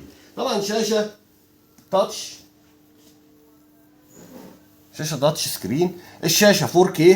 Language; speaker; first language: Arabic; native; Arabic